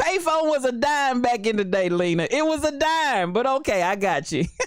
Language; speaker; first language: English; native; English